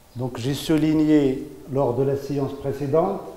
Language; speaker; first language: French; non-native, local second language; Arabic